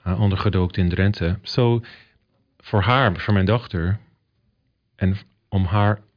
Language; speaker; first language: Dutch; early bilingual, heritage; Dutch